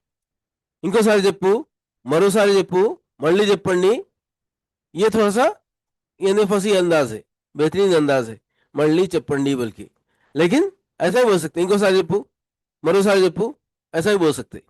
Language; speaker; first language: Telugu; non-native, local second language; Urdu